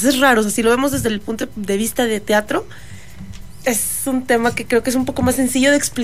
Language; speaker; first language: Spanish; native; Spanish